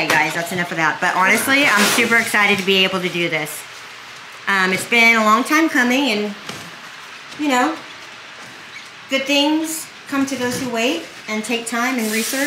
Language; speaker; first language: English; native; English